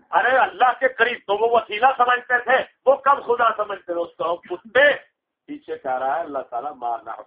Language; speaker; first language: Urdu; non-native, local second language; Punjabi